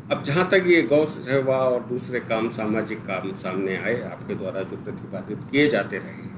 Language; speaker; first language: Hindi; native; Hindi